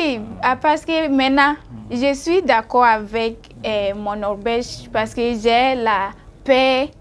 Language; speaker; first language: French; non-native, learner; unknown